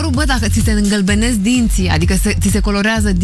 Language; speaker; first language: Romanian; native; Romanian